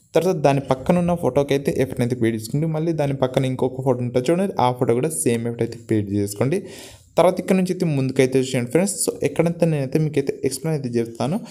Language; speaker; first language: Telugu; non-native, local second language; Gondi